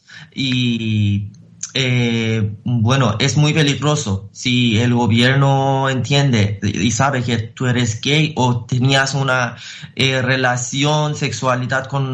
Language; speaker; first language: Spanish; non-native, fluent; Persian